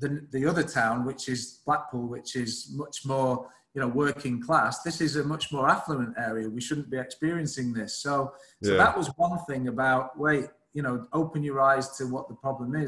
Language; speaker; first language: English; native; English